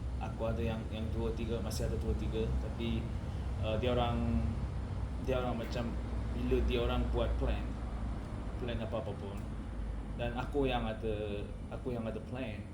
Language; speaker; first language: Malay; non-native, learner; Korean